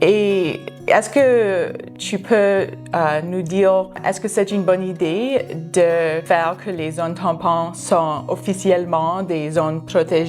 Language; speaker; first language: French; non-native, local second language; English